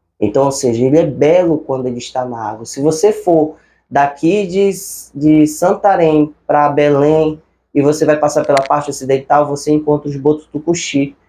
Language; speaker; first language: Portuguese; native; Portuguese